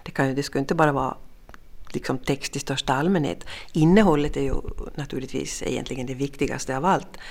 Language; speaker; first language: Swedish; native; Swedish